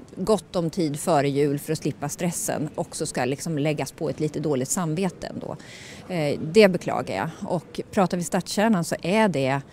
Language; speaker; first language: Swedish; native; Swedish